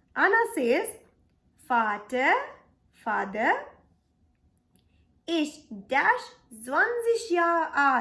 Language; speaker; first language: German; non-native, fluent; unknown